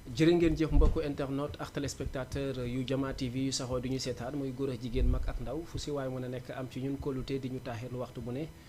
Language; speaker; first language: Wolof; non-native, local second language; Serer